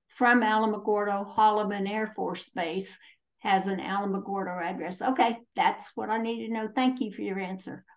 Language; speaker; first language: English; native; English